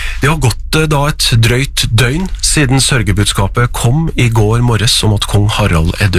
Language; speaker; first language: Norwegian; native; Norwegian